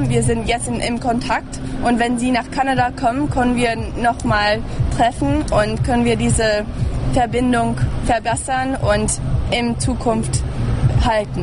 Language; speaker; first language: German; early bilingual, heritage; English